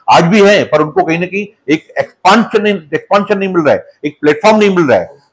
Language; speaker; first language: Hindi; non-native, local second language; Sindhi